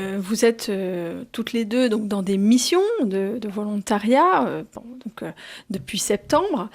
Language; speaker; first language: French; native; French